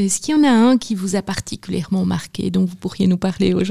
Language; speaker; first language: French; native; French